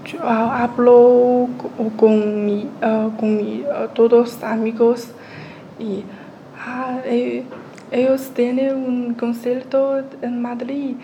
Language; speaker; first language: Spanish; non-native, learner; Chinese